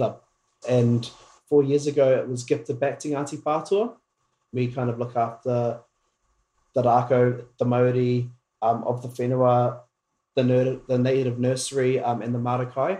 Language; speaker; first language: English; native; English